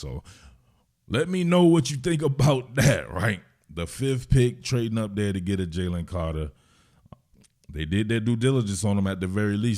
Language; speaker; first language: English; native; English